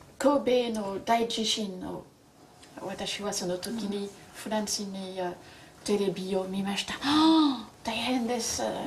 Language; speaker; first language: Japanese; non-native, learner; French